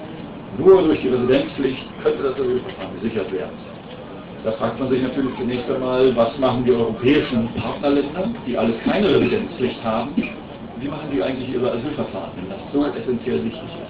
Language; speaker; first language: German; native; German